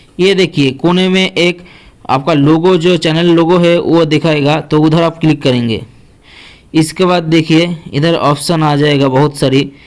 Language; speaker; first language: Hindi; non-native, local second language; Bangla